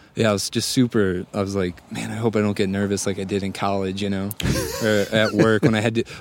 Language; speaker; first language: English; native; English